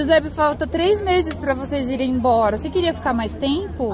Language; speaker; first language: Portuguese; native; Portuguese